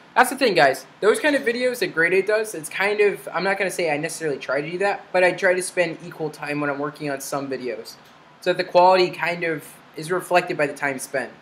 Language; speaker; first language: English; native; English